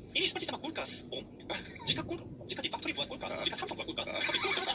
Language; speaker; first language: Indonesian; non-native, learner; Korean